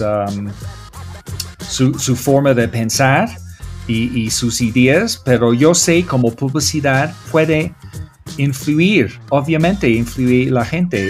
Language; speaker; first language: Spanish; non-native, learner; English